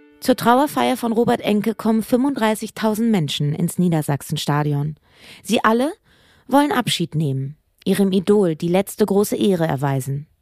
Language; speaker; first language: German; native; German